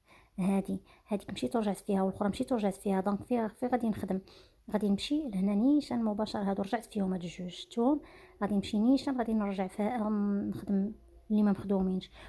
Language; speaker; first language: Arabic; native; Arabic